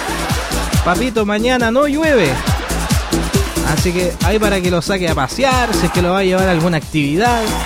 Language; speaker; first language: Spanish; native; Spanish